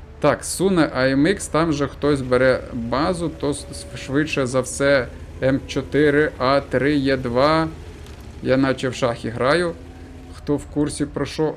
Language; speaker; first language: Ukrainian; non-native, local second language; Russian